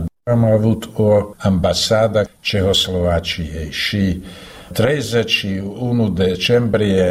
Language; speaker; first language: Romanian; non-native, learner; Slovak